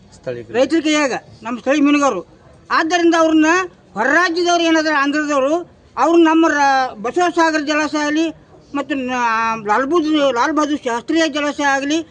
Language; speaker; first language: Kannada; native; Kannada